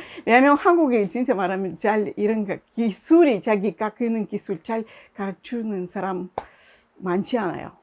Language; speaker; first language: Korean; non-native, learner; Russian